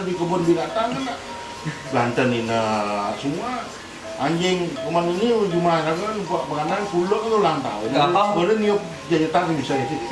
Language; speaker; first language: Indonesian; non-native, local second language; Balinese